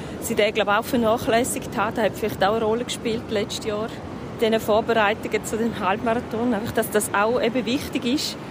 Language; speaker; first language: German; native; German